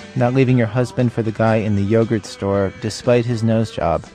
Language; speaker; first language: English; native; English